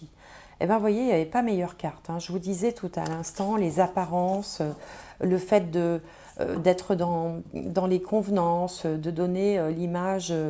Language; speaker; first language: French; native; French